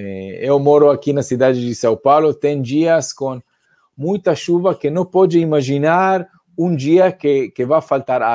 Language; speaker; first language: Portuguese; non-native, fluent; Hebrew